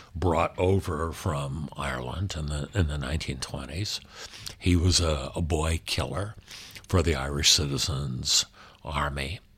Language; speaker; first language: English; native; English